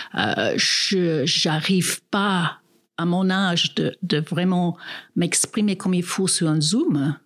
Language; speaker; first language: French; non-native, fluent; English